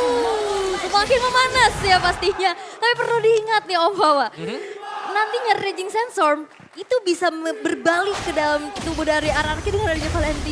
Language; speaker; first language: Indonesian; native; Indonesian